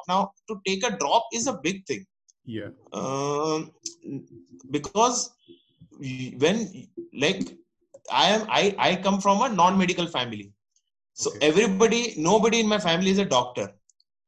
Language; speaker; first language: English; non-native, local second language; Gujarati